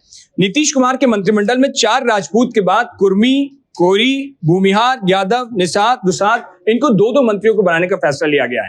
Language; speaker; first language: Hindi; native; Hindi